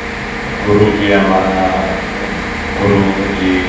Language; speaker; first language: Hindi; early bilingual, heritage; Hindi